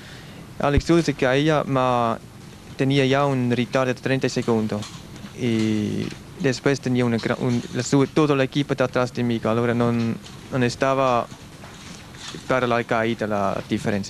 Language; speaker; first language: Spanish; non-native, learner; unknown